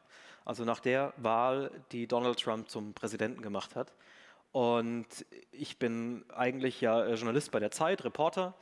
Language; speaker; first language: German; native; German